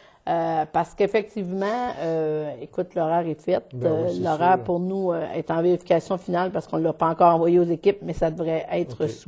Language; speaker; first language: French; native; French